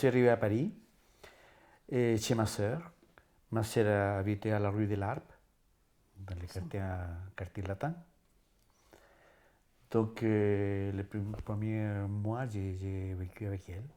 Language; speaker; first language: French; non-native, fluent; Spanish